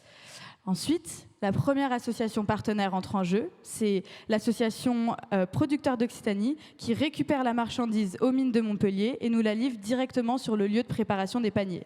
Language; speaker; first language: French; native; French